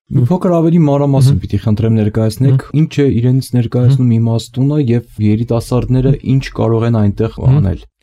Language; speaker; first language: Armenian; native; Armenian